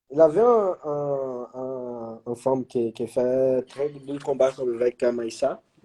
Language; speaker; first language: French; non-native, learner; Portuguese